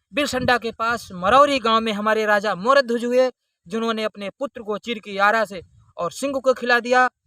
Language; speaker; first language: Hindi; native; Hindi